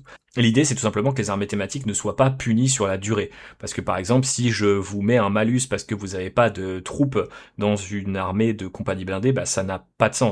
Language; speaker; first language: French; native; French